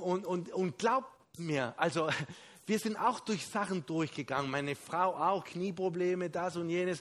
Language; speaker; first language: German; non-native, fluent; Spanish